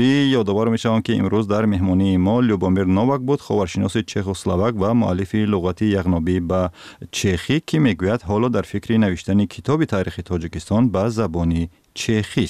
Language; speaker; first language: Tajik; native; Tajik